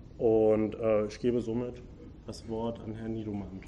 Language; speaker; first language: German; native; German